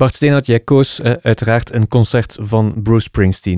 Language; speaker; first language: Dutch; native; Dutch